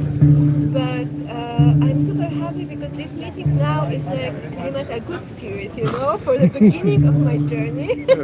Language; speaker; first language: English; non-native, learner; Polish